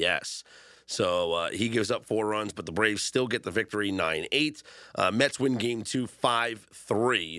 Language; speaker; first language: English; native; English